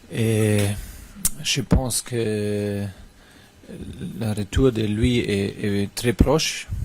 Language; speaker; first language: French; non-native, fluent; German